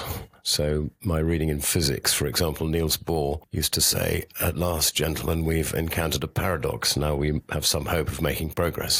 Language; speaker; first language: English; native; English